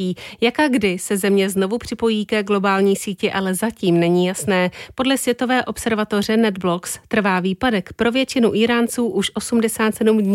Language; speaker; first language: Czech; native; Czech